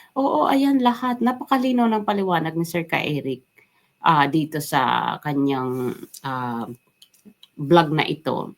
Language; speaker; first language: Filipino; non-native, local second language; Waray